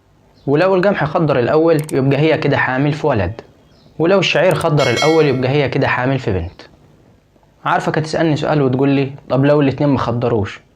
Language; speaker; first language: Arabic; native; Arabic